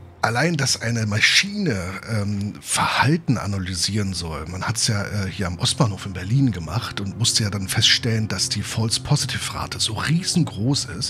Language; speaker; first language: German; native; German